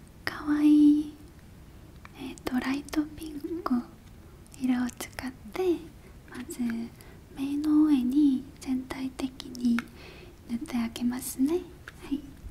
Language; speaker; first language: Japanese; non-native, fluent; Korean